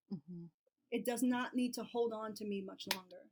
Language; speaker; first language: English; native; English